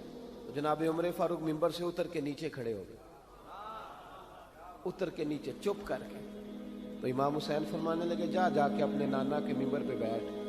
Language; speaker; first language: Urdu; native; Urdu